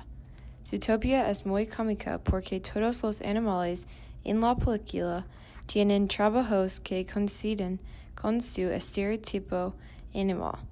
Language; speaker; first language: Spanish; non-native, learner; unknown